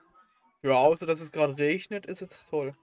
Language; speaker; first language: German; native; German